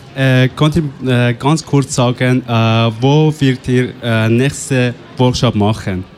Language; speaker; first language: German; non-native, fluent; Persian